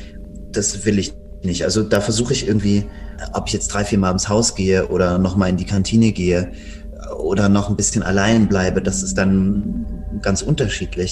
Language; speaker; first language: German; native; German